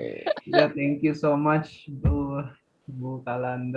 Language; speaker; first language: English; non-native, fluent; Indonesian